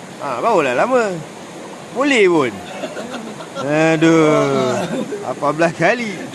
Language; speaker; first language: Malay; native; Malay